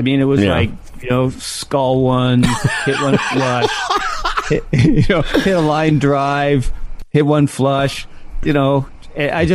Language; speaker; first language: English; native; English